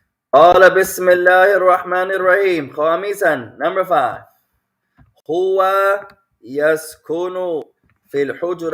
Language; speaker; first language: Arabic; non-native, fluent; English